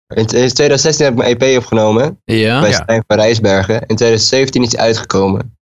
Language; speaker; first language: Dutch; native; Dutch